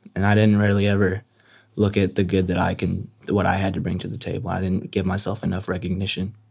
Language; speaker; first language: English; native; English